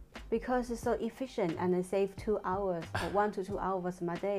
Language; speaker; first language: English; non-native, fluent; Chinese